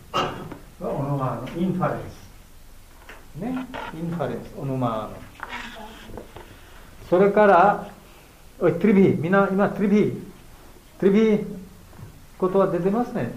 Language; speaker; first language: Japanese; non-native, learner; Bangla